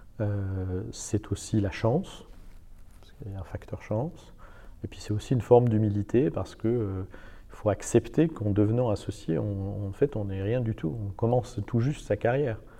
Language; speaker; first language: French; non-native, fluent; Persian